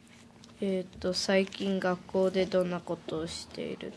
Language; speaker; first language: Japanese; early bilingual, heritage; Japanese